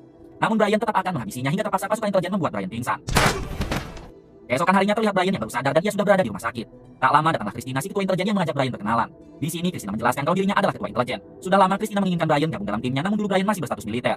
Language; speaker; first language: Indonesian; native; Indonesian